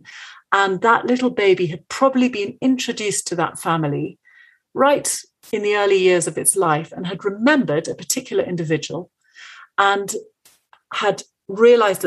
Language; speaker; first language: English; native; English